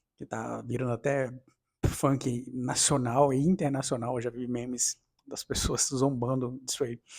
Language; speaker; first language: Portuguese; native; Portuguese